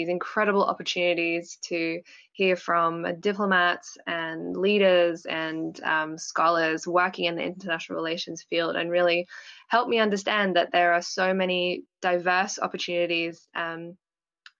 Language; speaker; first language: English; native; English